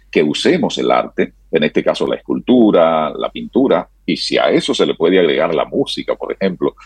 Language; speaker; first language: Spanish; native; Spanish